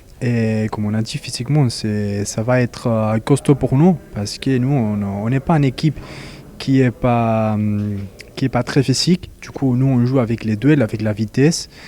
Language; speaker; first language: French; non-native, fluent; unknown